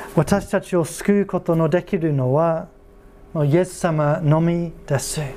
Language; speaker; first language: Japanese; non-native, fluent; English